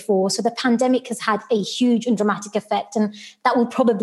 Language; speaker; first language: English; non-native, local second language; Sylheti